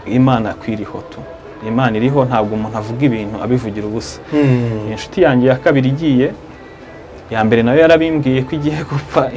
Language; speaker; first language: Kinyarwanda; native; Kinyarwanda